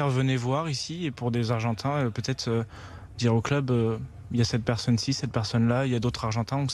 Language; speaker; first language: French; native; French